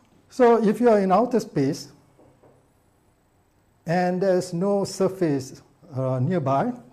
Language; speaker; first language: English; non-native, local second language; Malay